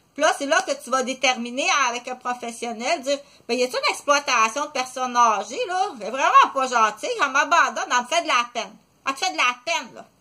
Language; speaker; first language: French; native; French